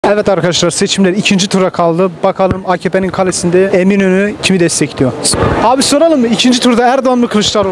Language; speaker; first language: Turkish; native; Turkish